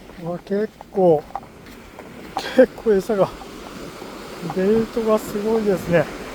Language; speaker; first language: Japanese; native; Japanese